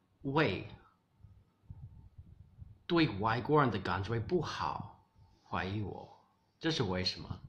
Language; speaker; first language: Chinese; non-native, learner; English